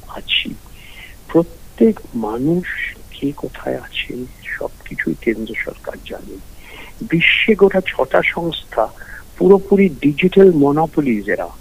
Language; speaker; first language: Bangla; early bilingual, heritage; Bangla